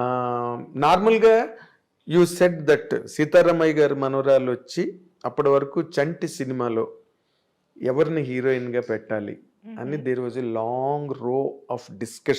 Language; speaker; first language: Telugu; native; Telugu